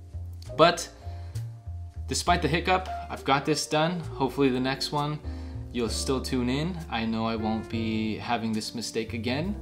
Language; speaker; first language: English; native; English